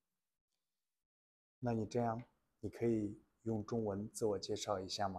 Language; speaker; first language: Chinese; native; Chinese